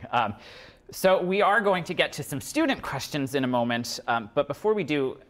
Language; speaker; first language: English; native; English